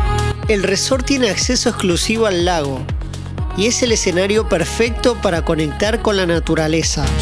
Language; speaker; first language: Spanish; native; Spanish